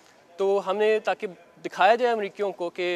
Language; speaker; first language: Urdu; native; Urdu